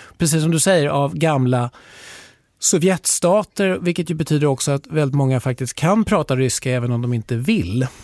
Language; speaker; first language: Swedish; native; Swedish